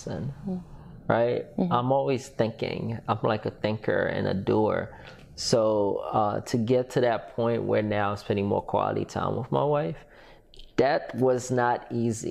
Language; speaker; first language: English; non-native, fluent; Haitian Creole